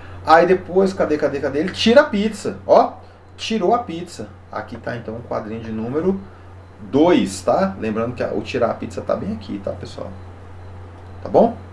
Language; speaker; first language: Portuguese; native; Portuguese